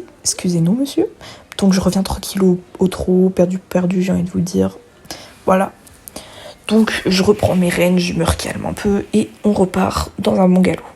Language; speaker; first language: French; native; French